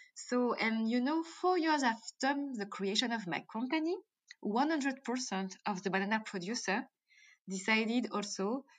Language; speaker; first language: English; non-native, fluent; French